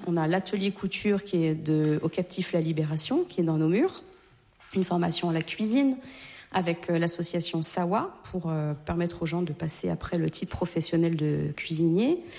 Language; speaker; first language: French; native; French